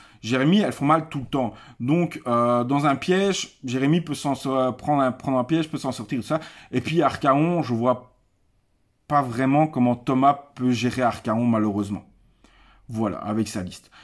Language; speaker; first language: French; native; French